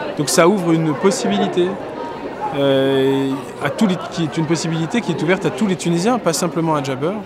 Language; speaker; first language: French; non-native, local second language; Arabic